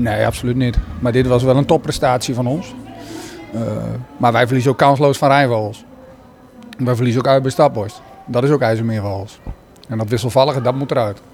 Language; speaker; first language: Dutch; native; Dutch